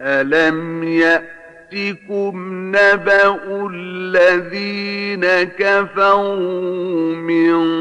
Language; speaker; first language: Arabic; native; Arabic